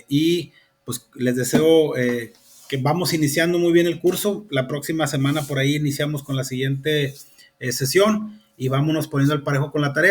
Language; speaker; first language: Spanish; native; Spanish